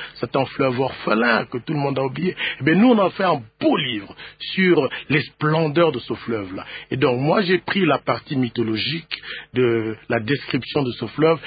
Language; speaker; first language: French; non-native, local second language; Lingala